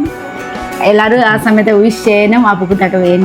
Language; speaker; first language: Malayalam; non-native, learner; Nepali